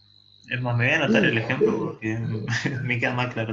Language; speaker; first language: Spanish; native; Spanish